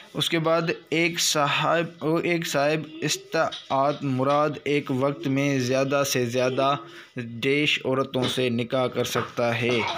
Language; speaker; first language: Urdu; non-native, local second language; Sindhi